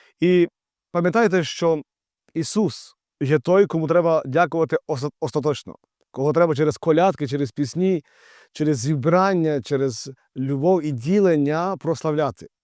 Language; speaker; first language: Ukrainian; native; Ukrainian